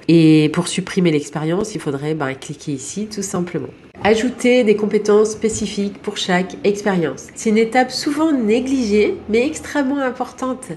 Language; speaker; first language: French; native; French